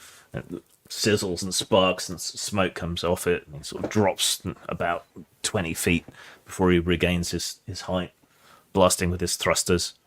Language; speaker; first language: English; native; English